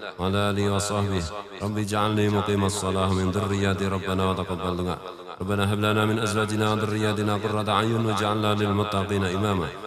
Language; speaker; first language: Arabic; non-native, fluent; Indonesian